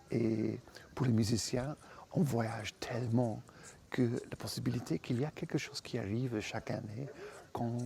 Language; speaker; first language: French; non-native, fluent; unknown